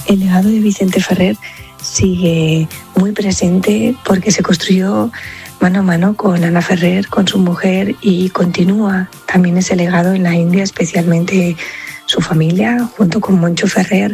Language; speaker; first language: Spanish; native; Spanish